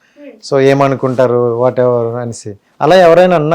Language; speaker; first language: Telugu; native; Telugu